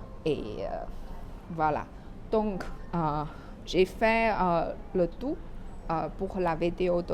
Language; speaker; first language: French; non-native, fluent; Chinese